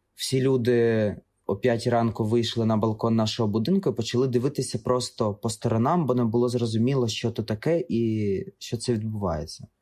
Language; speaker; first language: Ukrainian; non-native, local second language; Russian